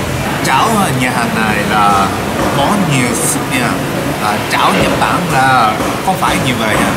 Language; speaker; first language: Vietnamese; non-native, learner; Japanese